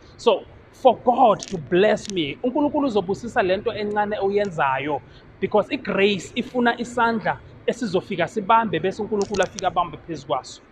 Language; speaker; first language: Zulu; non-native, local second language; Tsonga